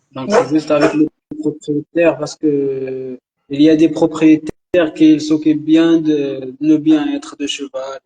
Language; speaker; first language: French; non-native, local second language; Arabic